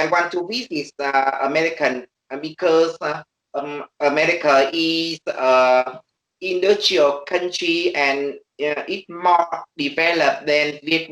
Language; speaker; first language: English; non-native, learner; Vietnamese